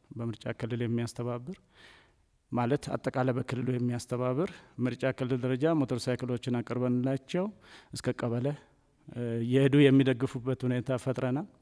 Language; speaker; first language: Amharic; non-native, local second language; Sidamo